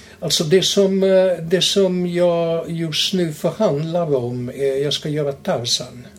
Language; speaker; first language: Swedish; non-native, fluent; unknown